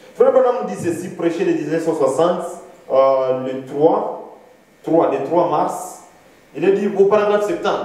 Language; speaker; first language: French; non-native, local second language; Swahili